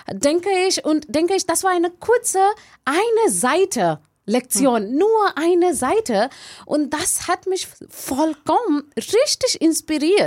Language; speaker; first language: German; non-native, fluent; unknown